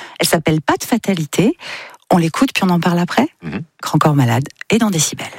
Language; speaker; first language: French; native; French